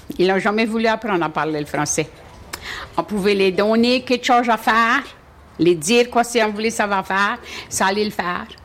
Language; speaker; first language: French; native; French